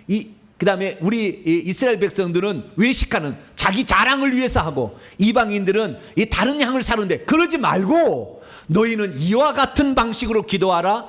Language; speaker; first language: Korean; native; Korean